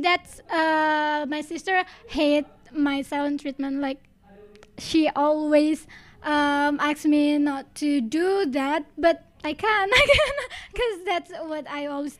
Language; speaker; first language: English; non-native, learner; Indonesian